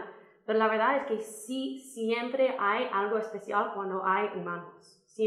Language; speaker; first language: Spanish; non-native, fluent; English